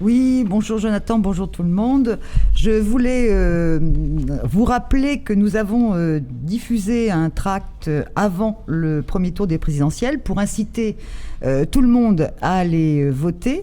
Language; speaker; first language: French; native; French